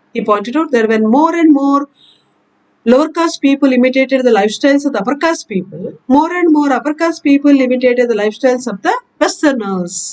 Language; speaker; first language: English; non-native, local second language; Kannada